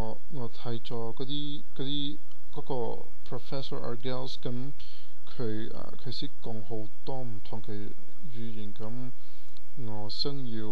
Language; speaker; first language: Cantonese; non-native, learner; Portuguese